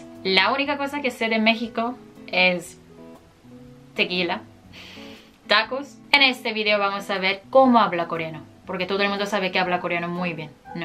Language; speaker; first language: Spanish; non-native, fluent; Korean